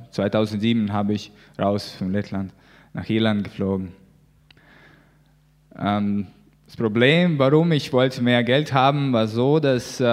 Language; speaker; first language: German; non-native, learner; Latvian